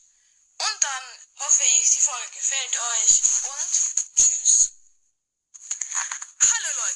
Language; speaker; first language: German; native; German